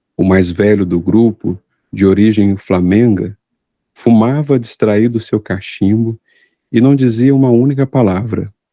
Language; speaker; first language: Portuguese; native; Portuguese